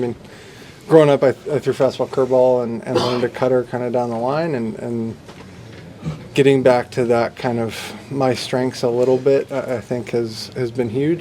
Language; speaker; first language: English; native; English